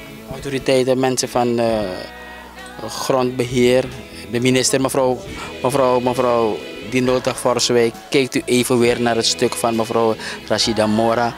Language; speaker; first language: Dutch; native; Dutch